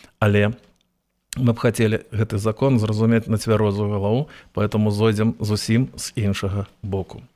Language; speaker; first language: Belarusian; native; Belarusian